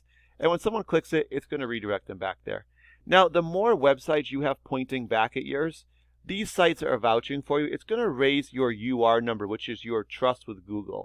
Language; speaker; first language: English; native; English